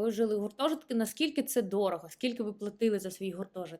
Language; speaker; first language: Ukrainian; native; Ukrainian